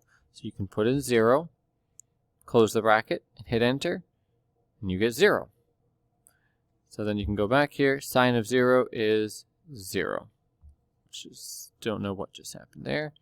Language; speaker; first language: English; native; English